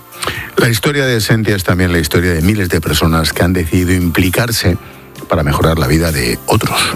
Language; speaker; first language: Spanish; native; Spanish